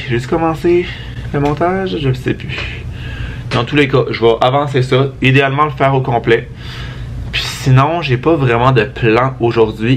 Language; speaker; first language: French; native; French